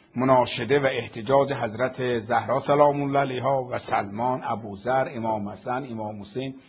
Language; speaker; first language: Persian; native; Persian